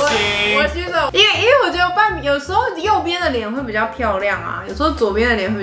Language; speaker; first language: Chinese; native; Chinese